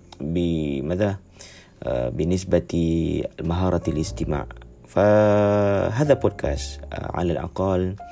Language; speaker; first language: Arabic; non-native, learner; Malay